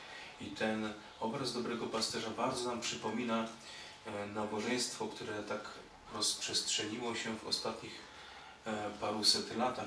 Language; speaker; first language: Polish; native; Polish